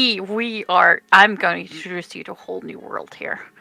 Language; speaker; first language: English; non-native, fluent; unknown